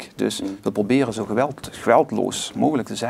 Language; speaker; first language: Dutch; native; Dutch